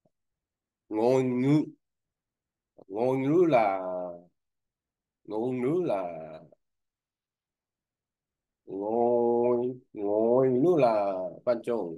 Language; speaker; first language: Vietnamese; non-native, learner; Korean